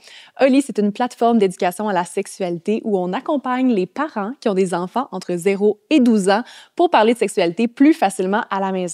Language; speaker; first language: French; native; French